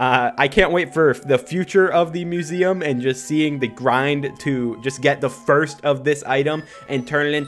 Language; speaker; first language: English; native; English